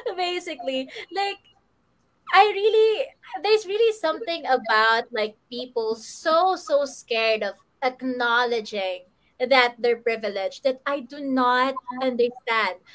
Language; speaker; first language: English; non-native, local second language; Filipino